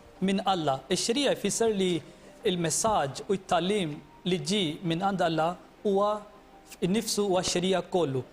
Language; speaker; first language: Maltese; non-native, fluent; Urdu